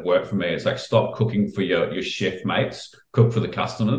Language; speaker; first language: English; native; English